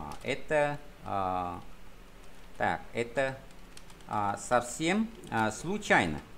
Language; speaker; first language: Russian; non-native, fluent; Vietnamese